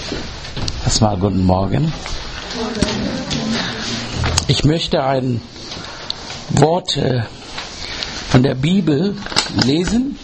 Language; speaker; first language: German; non-native, learner; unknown